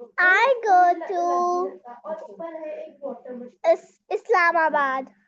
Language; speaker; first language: English; non-native, learner; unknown